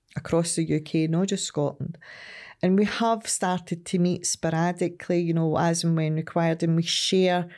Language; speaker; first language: English; native; English